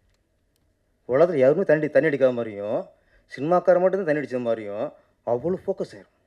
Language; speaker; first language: Tamil; native; Tamil